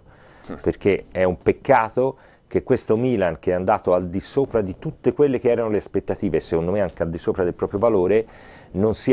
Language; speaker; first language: Italian; native; Italian